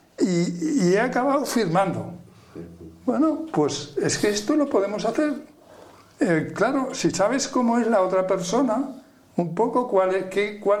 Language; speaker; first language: Spanish; native; Spanish